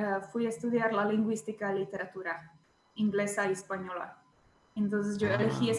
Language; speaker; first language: Spanish; non-native, fluent; Czech